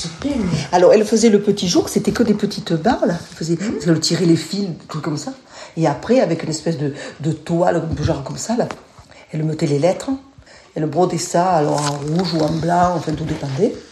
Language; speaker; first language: French; native; French